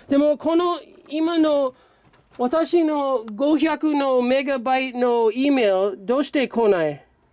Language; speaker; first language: Japanese; non-native, learner; English